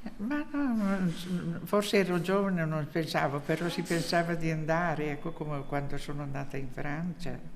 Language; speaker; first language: Italian; early bilingual, heritage; Italian